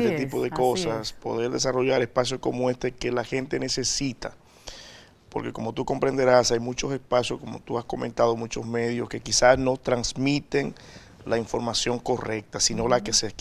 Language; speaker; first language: Spanish; native; Spanish